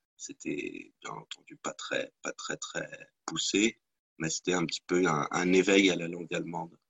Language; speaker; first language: French; native; French